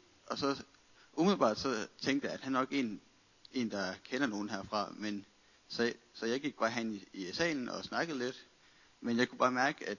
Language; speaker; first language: Danish; native; Danish